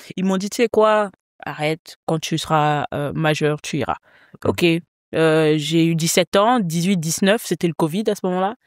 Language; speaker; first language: French; native; French